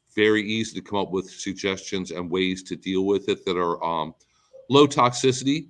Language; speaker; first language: English; native; English